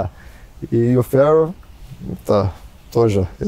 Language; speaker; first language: Russian; non-native, learner; Portuguese